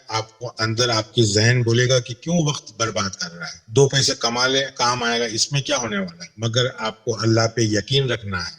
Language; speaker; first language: Urdu; non-native, local second language; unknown